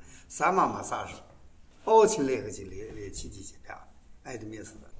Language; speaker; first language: Russian; non-native, learner; Chinese